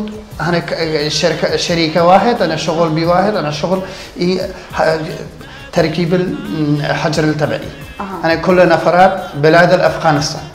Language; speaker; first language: Arabic; non-native, learner; Persian